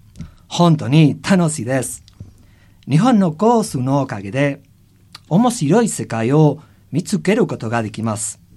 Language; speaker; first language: Japanese; non-native, learner; Spanish